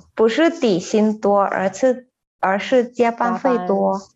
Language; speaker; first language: Chinese; non-native, fluent; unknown